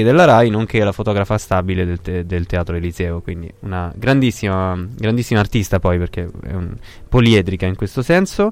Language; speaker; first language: Italian; native; Italian